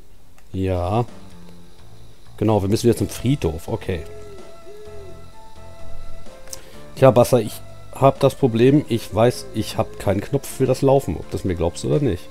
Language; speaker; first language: German; native; German